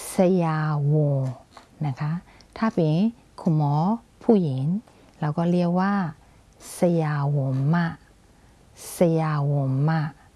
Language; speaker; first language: Thai; non-native, fluent; Burmese